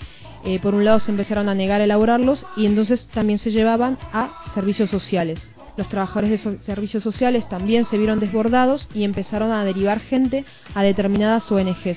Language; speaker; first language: Spanish; native; Spanish